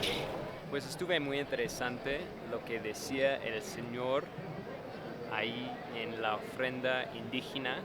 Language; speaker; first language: Spanish; non-native, fluent; English